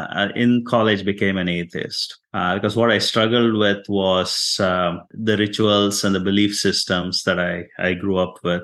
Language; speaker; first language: English; non-native, local second language; Tamil